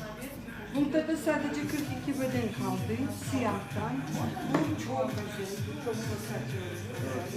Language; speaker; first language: Turkish; non-native, fluent; Russian